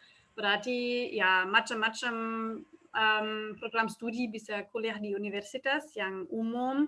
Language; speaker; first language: Indonesian; non-native, fluent; German